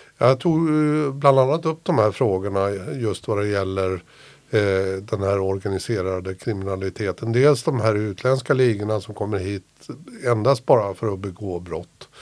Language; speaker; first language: Swedish; native; Swedish